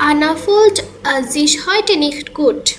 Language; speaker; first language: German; non-native, learner; Bangla